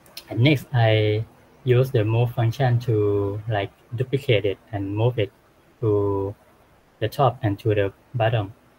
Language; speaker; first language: English; non-native, fluent; Thai